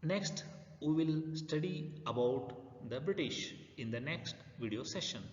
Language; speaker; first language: English; non-native, local second language; Kannada